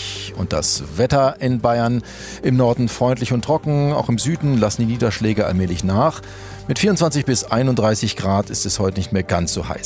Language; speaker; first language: German; native; German